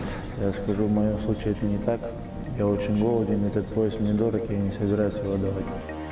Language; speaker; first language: Russian; non-native, local second language; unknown